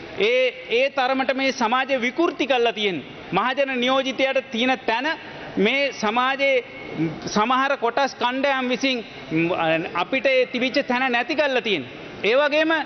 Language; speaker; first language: Sinhala; native; Sinhala